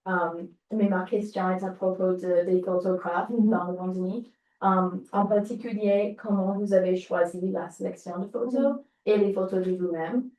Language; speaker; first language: French; non-native, learner; English